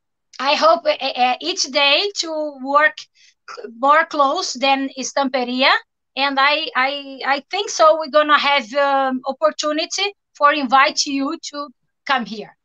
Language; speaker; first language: English; non-native, learner; Portuguese